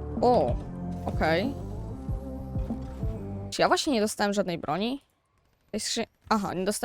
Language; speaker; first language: Polish; native; Polish